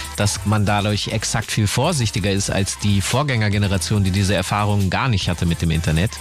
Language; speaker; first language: German; native; German